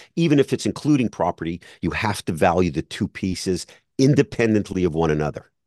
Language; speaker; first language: English; native; English